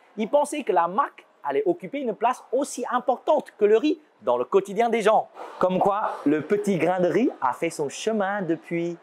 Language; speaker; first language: French; non-native, fluent; Chinese